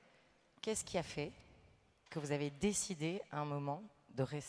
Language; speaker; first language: French; native; French